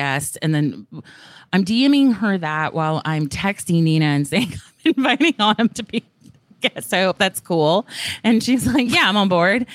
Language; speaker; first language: English; native; English